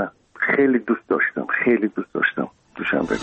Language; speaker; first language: Persian; non-native, local second language; Russian